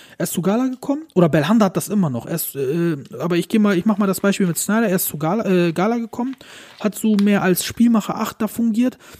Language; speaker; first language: German; early bilingual, other home language; Turkish